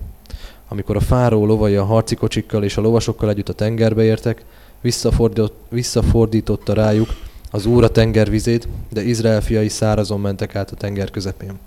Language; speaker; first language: Hungarian; native; Hungarian